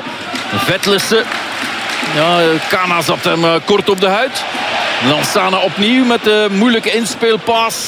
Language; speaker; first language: Dutch; native; Dutch